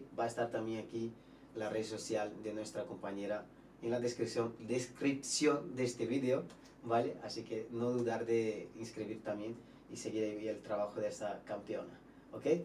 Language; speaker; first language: Spanish; non-native, fluent; Portuguese